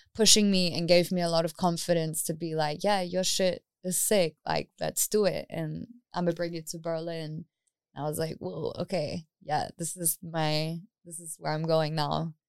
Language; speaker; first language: English; native; English